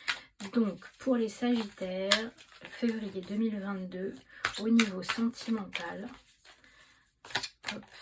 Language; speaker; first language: French; native; French